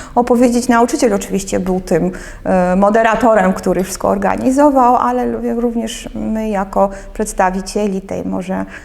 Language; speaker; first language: Polish; early bilingual, other home language; Russian